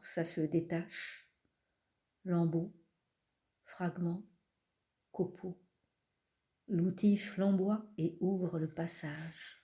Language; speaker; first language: French; native; French